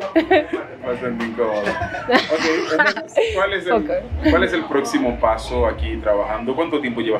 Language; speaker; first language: Spanish; non-native, fluent; Haitian Creole